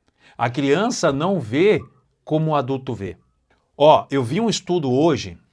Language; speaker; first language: Portuguese; native; Portuguese